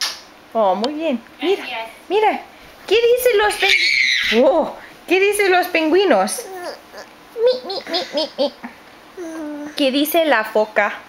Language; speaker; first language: Spanish; non-native, fluent; English